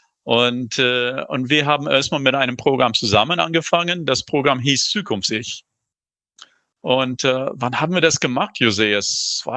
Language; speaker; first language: German; non-native, fluent; English